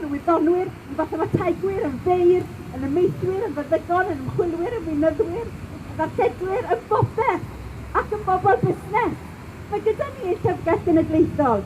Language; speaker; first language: Welsh; native; Welsh